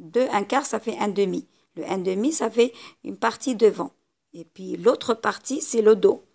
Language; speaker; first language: French; non-native, local second language; Arabic